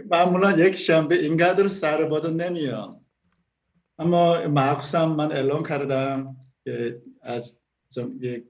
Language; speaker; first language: Persian; non-native, learner; Korean